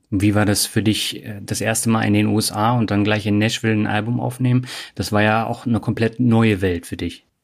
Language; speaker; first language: German; native; German